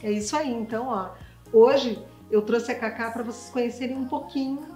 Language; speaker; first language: Portuguese; native; Portuguese